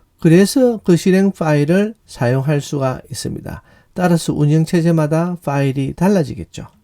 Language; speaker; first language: Korean; native; Korean